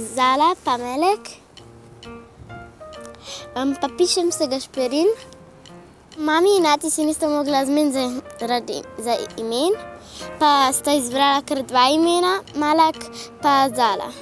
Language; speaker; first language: Slovenian; early bilingual, other home language; Arabic